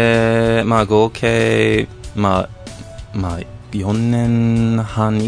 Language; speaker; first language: Japanese; non-native, fluent; English